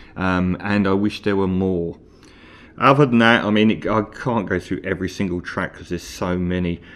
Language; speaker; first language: English; native; English